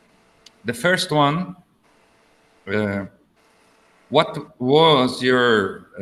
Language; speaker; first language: English; non-native, learner; Portuguese